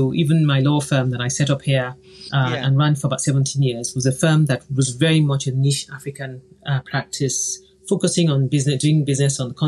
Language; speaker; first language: English; non-native, local second language; Yoruba